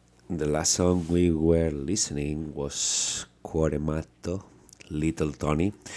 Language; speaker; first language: English; non-native, fluent; Spanish